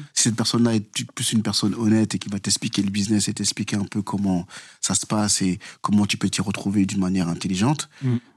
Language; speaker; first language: French; early bilingual, other home language; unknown